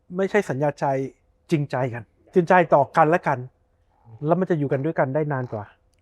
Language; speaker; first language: Thai; early bilingual, heritage; Thai